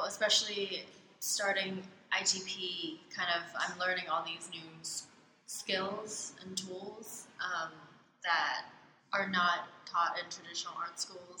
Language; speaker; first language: English; non-native, local second language; Cantonese